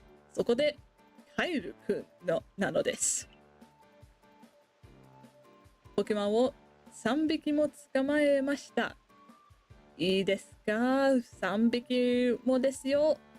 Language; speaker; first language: Japanese; non-native, learner; English